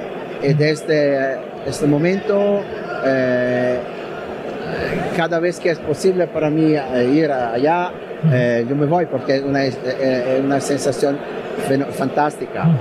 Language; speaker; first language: Spanish; non-native, learner; Italian